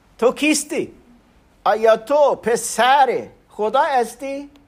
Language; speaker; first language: Persian; non-native, learner; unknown